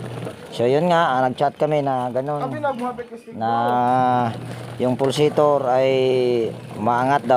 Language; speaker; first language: Filipino; native; Filipino